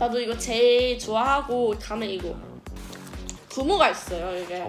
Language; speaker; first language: Korean; non-native, learner; Chinese